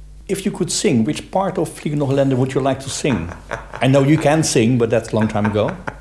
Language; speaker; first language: English; non-native, fluent; Dutch